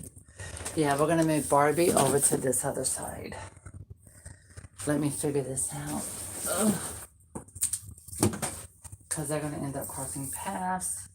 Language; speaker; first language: English; native; English